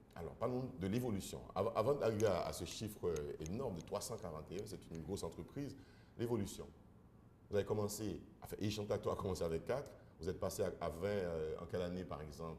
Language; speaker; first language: French; non-native, local second language; Haitian Creole